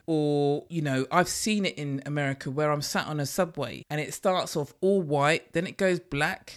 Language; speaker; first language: English; native; English